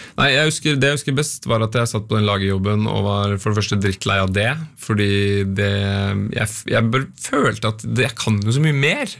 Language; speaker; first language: Norwegian; native; Norwegian